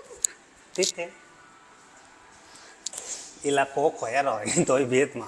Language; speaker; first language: Vietnamese; non-native, learner; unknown